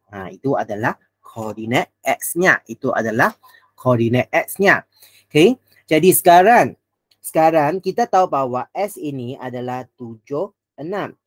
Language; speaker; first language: Malay; non-native, local second language; Chinese